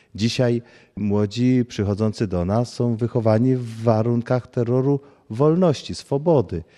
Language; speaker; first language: Polish; native; Polish